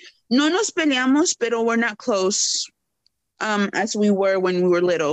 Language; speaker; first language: English; early bilingual, other home language; Spanish